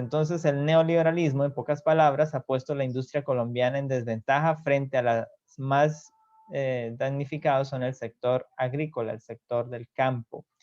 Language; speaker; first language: Spanish; native; Spanish